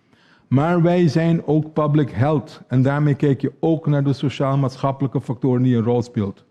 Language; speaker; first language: Dutch; non-native, local second language; Papiamento